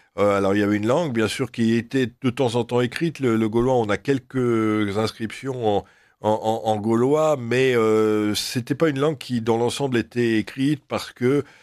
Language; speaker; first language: French; native; French